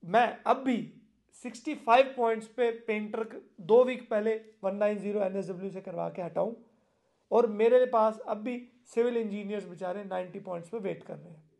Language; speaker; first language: Hindi; non-native, local second language; Punjabi